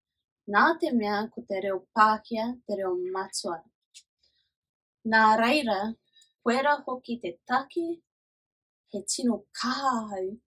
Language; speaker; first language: Māori; non-native, local second language; English